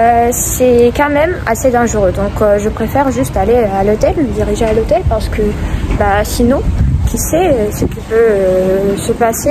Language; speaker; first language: French; non-native, fluent; Russian